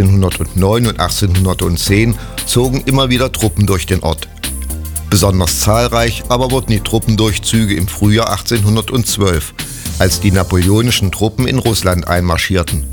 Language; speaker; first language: German; native; German